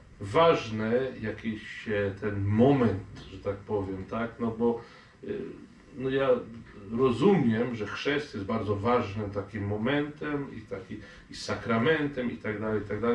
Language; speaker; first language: Polish; non-native, fluent; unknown